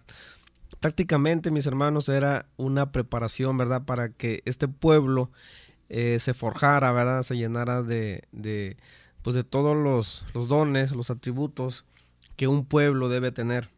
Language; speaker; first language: Spanish; native; Spanish